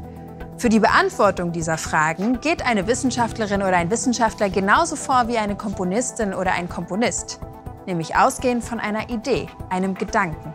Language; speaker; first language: German; native; German